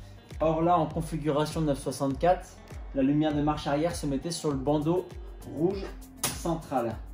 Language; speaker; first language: French; native; French